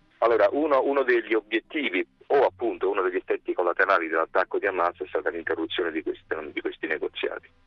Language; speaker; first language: Italian; native; Italian